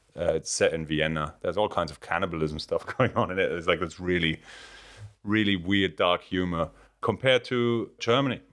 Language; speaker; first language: English; non-native, fluent; German